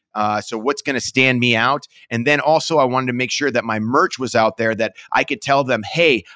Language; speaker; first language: English; native; English